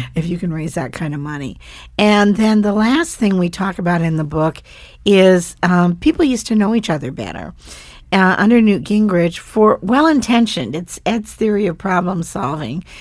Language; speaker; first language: English; native; English